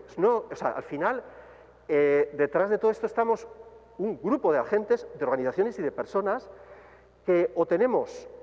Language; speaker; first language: Spanish; native; Spanish